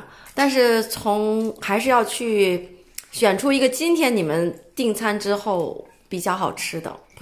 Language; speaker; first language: Chinese; native; Chinese